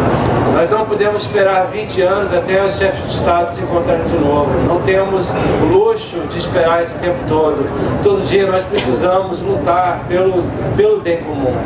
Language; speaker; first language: Portuguese; non-native, fluent; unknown